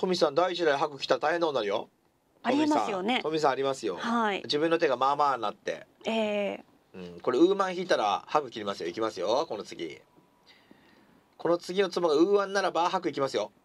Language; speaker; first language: Japanese; native; Japanese